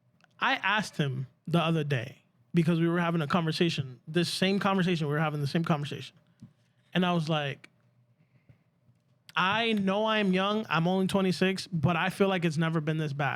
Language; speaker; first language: English; early bilingual, other home language; Spanish